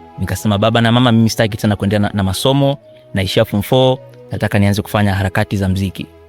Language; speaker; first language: Swahili; native; Swahili